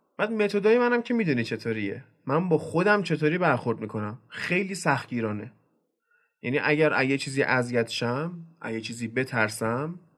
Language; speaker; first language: Persian; native; Persian